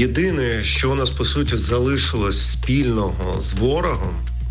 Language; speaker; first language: Ukrainian; non-native, local second language; Russian